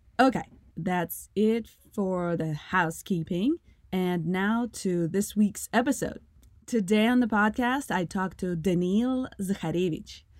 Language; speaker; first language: English; non-native, fluent; Russian